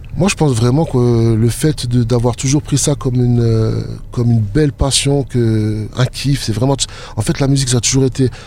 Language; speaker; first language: French; native; French